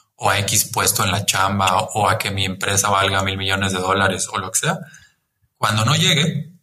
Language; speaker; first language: Spanish; native; Spanish